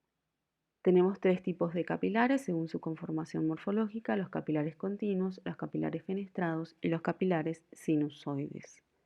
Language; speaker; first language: Spanish; native; Spanish